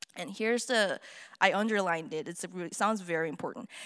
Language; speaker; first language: English; non-native, fluent; Korean